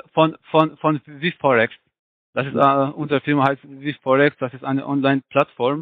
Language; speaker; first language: German; non-native, fluent; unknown